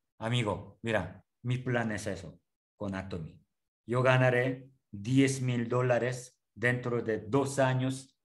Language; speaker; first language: Spanish; non-native, learner; Korean